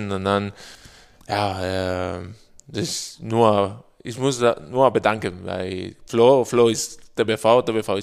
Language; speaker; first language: German; non-native, learner; Spanish